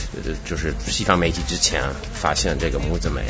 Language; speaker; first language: Chinese; non-native, fluent; Russian